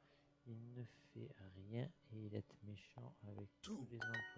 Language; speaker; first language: French; non-native, learner; English